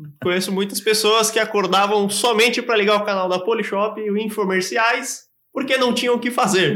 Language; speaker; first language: Portuguese; native; Portuguese